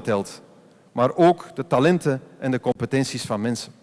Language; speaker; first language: Dutch; native; Dutch